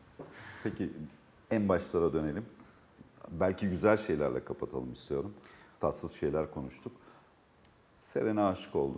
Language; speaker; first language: Turkish; native; Turkish